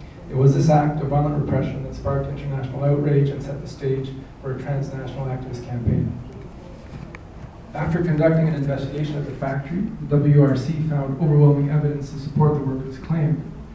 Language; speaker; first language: English; native; English